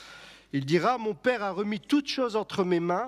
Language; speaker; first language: French; native; French